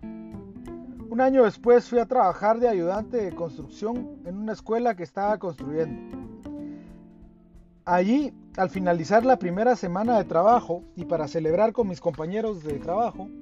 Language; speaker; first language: Spanish; native; Spanish